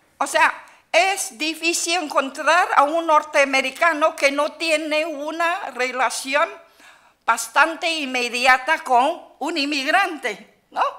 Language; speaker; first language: Spanish; non-native, fluent; Chinese